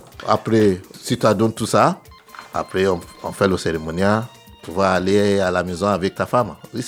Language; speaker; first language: French; non-native, learner; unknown